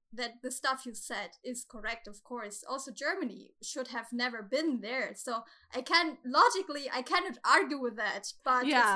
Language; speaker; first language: English; non-native, fluent; German